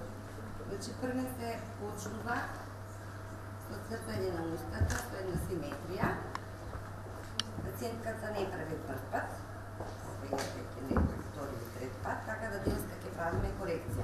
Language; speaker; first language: Macedonian; native; Macedonian